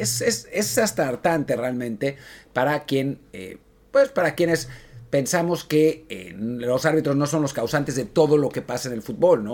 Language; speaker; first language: Spanish; native; Spanish